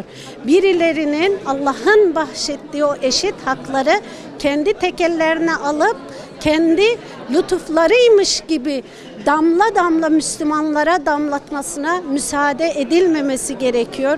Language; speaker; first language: Turkish; native; Turkish